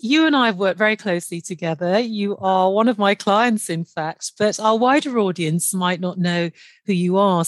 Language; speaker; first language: English; non-native, local second language; Yoruba